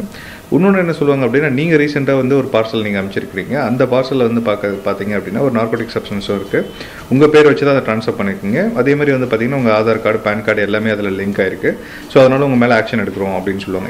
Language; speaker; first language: Tamil; native; Tamil